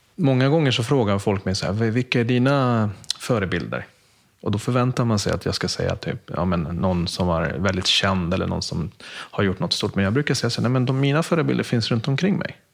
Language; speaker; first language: Swedish; early bilingual, other home language; Spanish